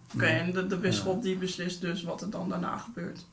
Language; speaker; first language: Dutch; native; Dutch